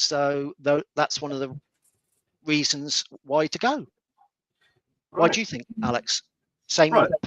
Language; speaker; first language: English; native; English